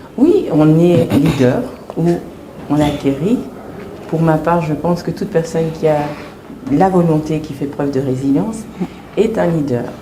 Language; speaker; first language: French; early bilingual, other home language; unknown